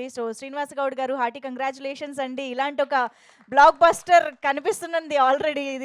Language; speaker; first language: Telugu; native; Telugu